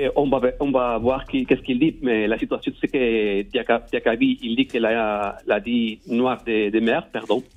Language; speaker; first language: French; non-native, learner; Spanish